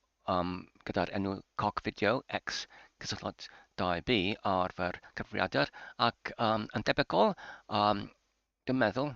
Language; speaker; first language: Welsh; non-native, learner; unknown